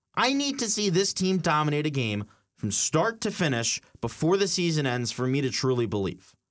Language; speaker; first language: English; native; English